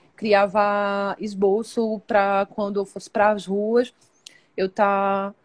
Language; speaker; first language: Portuguese; native; Portuguese